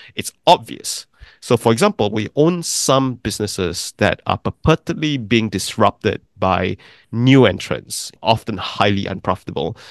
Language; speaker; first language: English; non-native, local second language; Chinese